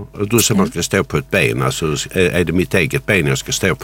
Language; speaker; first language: Swedish; native; Swedish